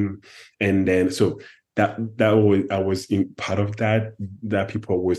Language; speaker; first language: English; non-native, fluent; French